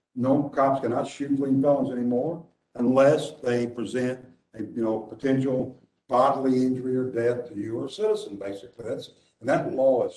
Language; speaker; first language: English; native; English